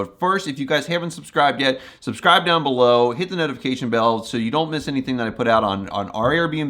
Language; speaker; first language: English; native; English